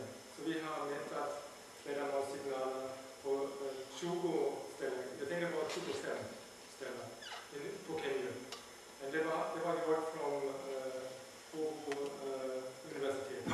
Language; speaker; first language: Swedish; non-native, learner; German